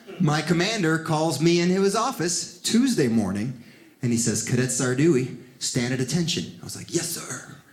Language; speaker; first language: English; early bilingual, other home language; Spanish